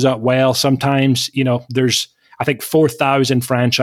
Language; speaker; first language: English; native; English